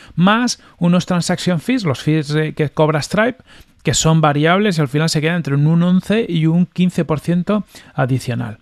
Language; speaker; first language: Spanish; native; Spanish